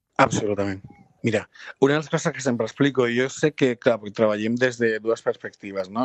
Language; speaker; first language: Catalan; non-native, local second language; Spanish